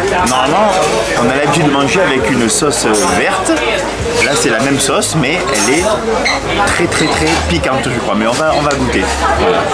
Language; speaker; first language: French; native; French